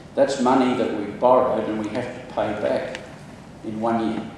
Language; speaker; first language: English; native; English